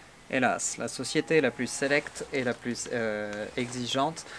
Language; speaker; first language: French; native; French